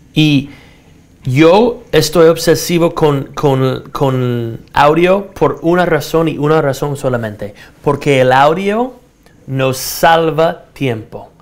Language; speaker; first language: Spanish; non-native, fluent; English